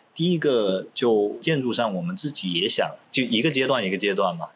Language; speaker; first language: Chinese; non-native, local second language; Cantonese